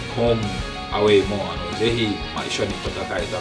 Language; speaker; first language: Japanese; non-native, fluent; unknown